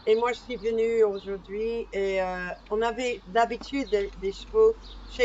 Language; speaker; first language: French; non-native, learner; English